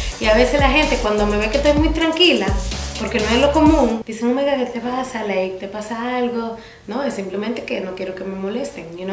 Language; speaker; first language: Spanish; early bilingual, heritage; Spanish